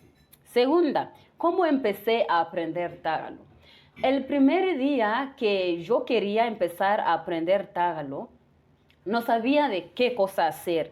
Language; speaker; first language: Spanish; non-native, fluent; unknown